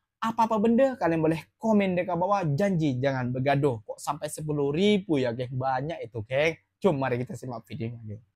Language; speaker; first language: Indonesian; native; Indonesian